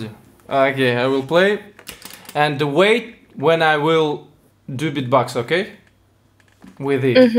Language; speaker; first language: English; non-native, learner; Russian